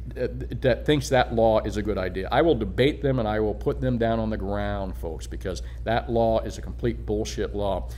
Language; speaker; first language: English; native; English